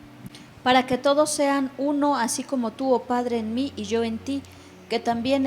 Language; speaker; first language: Spanish; native; Spanish